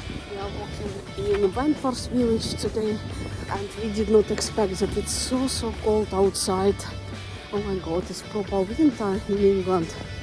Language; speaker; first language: English; non-native, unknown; Ukrainian